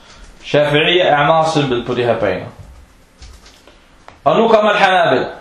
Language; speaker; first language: Danish; non-native, fluent; Arabic